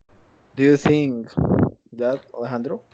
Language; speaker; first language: English; non-native, learner; Spanish